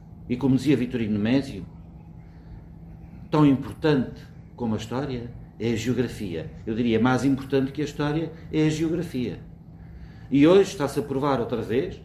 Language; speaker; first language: Portuguese; native; Portuguese